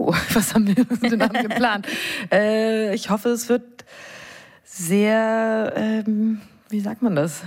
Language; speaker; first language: German; non-native, fluent; English